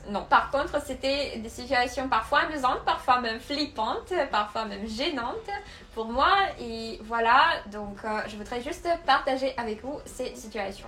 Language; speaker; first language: French; non-native, fluent; Russian